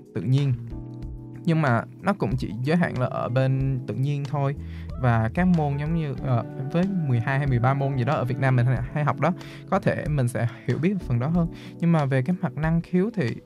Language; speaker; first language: Vietnamese; native; Vietnamese